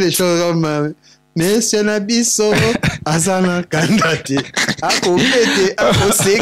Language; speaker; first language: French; non-native, local second language; Lingala